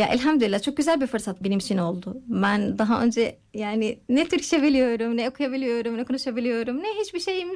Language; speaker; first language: Turkish; non-native, fluent; Arabic